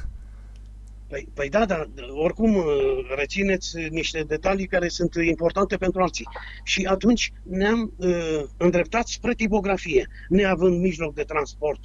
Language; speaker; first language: Romanian; native; Romanian